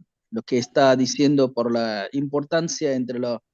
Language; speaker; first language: Spanish; non-native, learner; Bangla